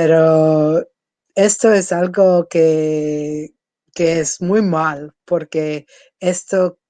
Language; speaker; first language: Spanish; non-native, fluent; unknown